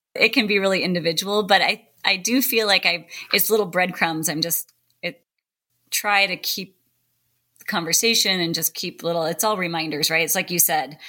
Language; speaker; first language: English; native; English